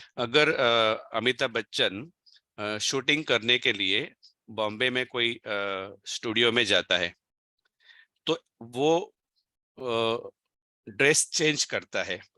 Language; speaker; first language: Hindi; non-native, local second language; Gujarati